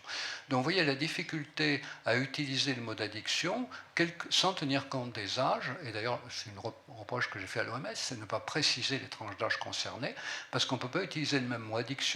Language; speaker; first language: French; native; French